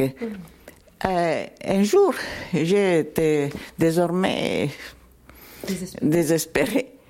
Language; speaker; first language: French; non-native, learner; Italian